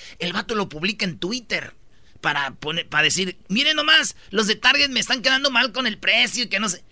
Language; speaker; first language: Spanish; native; Spanish